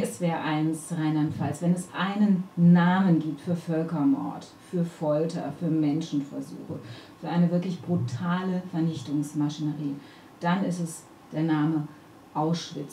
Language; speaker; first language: German; native; German